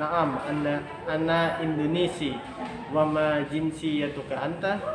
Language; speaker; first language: Arabic; non-native, learner; Indonesian